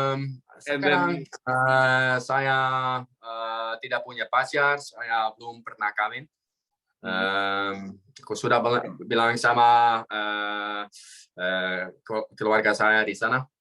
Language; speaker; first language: Indonesian; non-native, fluent; Dutch